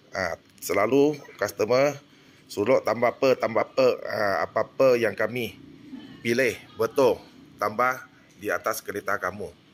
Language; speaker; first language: Malay; non-native, local second language; Min Nan Chinese